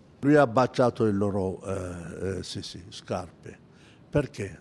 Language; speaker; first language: Italian; non-native, fluent; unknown